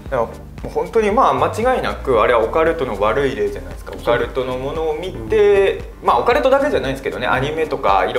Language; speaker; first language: Japanese; native; Japanese